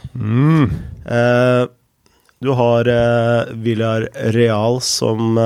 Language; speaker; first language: Norwegian; native; Norwegian